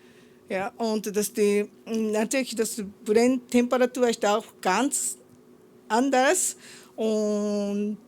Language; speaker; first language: German; non-native, learner; Japanese